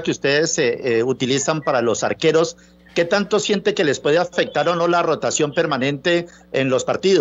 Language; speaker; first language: Spanish; native; Spanish